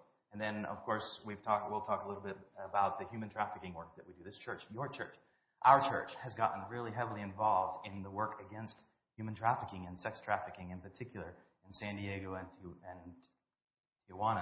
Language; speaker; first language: English; native; English